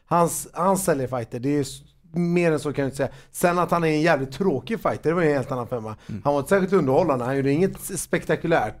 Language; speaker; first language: Swedish; native; Swedish